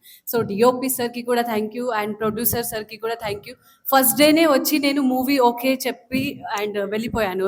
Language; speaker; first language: Telugu; non-native, local second language; Marathi